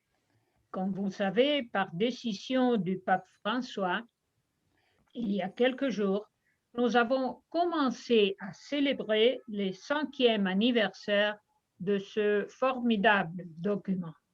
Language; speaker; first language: French; non-native, fluent; Spanish